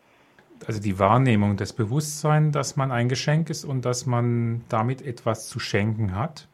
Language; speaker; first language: German; native; German